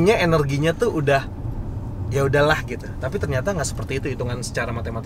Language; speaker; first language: Indonesian; native; Indonesian